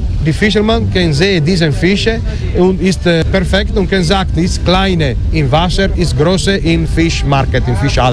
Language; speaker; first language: German; non-native, learner; Italian